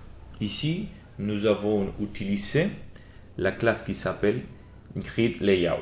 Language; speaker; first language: French; non-native, learner; Spanish